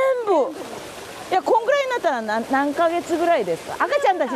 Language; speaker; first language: Japanese; non-native, fluent; Korean